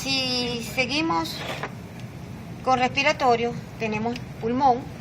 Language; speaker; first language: Spanish; native; Spanish